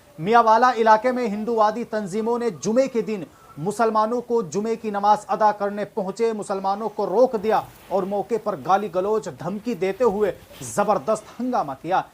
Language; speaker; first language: Urdu; native; Urdu